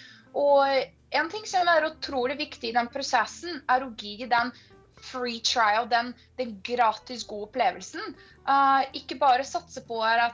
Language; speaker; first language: Norwegian; non-native, fluent; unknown